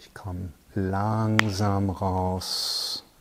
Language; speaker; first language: German; non-native, fluent; English